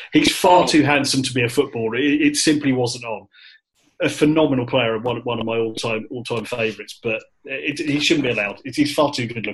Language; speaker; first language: English; native; English